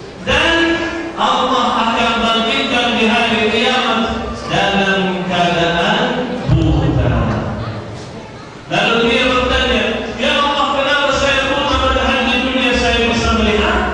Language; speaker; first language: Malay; non-native, fluent; Arabic